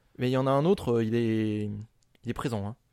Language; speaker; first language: French; native; French